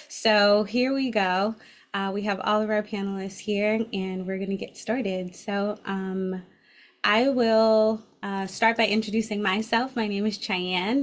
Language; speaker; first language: English; native; English